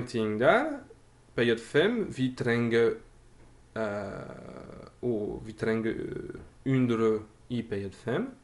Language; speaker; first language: Norwegian; non-native, fluent; French